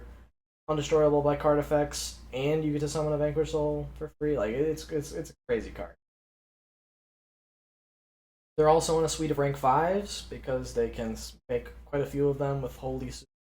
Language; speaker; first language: English; native; English